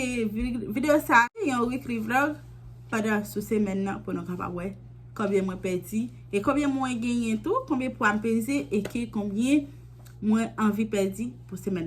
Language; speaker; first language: French; non-native, learner; Haitian Creole